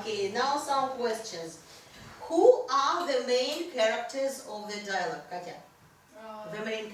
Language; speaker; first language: English; non-native, fluent; Russian